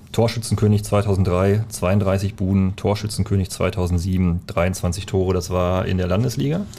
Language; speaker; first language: German; native; German